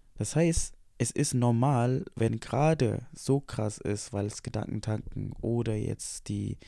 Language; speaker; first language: German; non-native, fluent; Indonesian